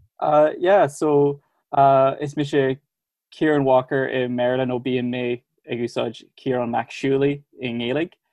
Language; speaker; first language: Irish; non-native, fluent; English